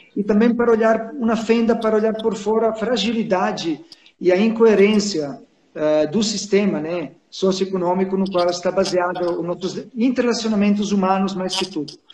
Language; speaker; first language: Portuguese; non-native, fluent; Croatian